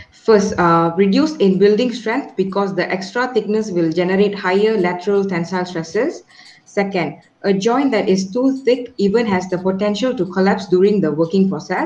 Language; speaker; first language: English; non-native, local second language; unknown